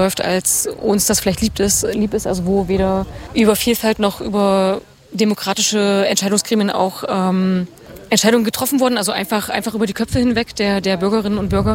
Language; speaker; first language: German; native; German